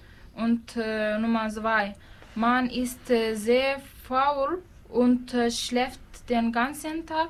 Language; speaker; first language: German; non-native, learner; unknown